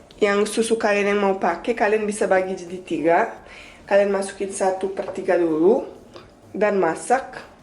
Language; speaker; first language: Indonesian; non-native, fluent; Bosnian